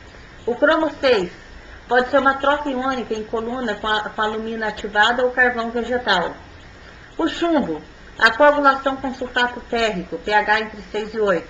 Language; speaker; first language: Portuguese; native; Portuguese